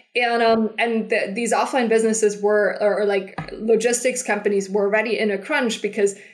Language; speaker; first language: English; non-native, fluent; German